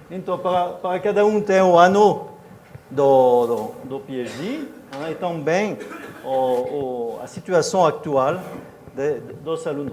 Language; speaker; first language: Portuguese; non-native, fluent; French